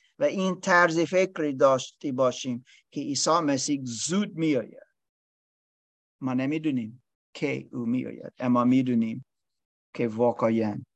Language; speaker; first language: Persian; non-native, learner; English